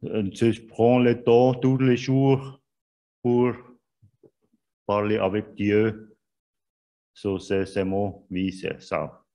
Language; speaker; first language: French; non-native, learner; Swiss German